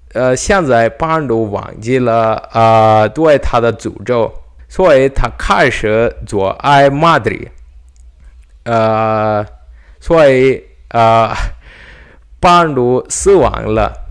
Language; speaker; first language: Chinese; non-native, learner; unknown